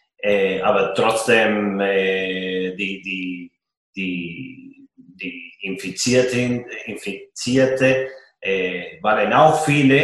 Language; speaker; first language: German; non-native, fluent; Spanish